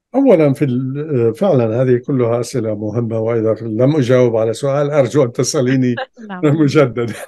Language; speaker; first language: Arabic; native; Arabic